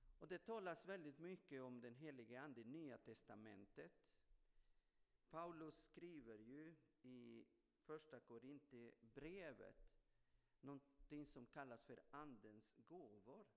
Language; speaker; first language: Swedish; non-native, fluent; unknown